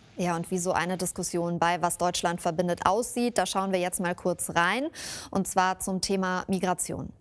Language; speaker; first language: German; native; German